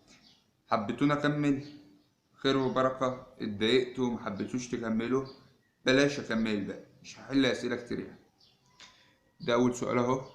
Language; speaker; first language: Arabic; native; Arabic